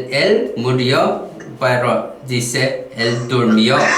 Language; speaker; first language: Spanish; non-native, learner; Korean